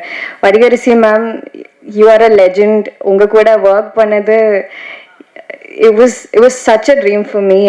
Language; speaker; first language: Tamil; non-native, learner; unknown